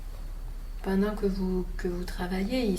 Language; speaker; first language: French; native; French